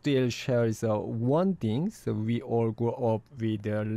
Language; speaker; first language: English; non-native, learner; Korean